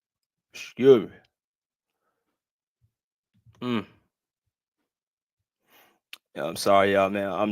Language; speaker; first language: English; native; English